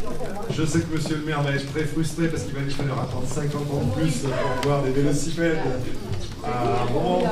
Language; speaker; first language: French; native; French